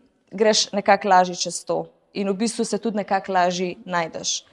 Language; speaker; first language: Slovenian; early bilingual, other home language; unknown